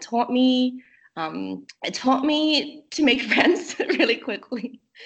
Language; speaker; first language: English; native; English